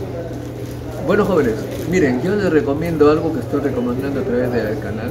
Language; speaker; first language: Spanish; native; Spanish